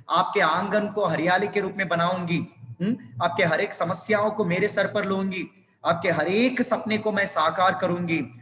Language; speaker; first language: Hindi; non-native, local second language; Telugu